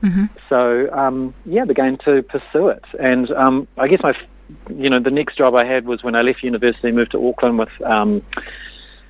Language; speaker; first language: English; native; English